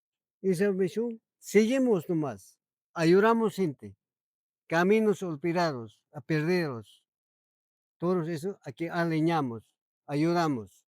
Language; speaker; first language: Spanish; non-native, local second language; Quechua